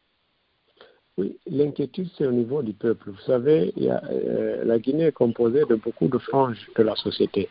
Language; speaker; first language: French; non-native, local second language; Fula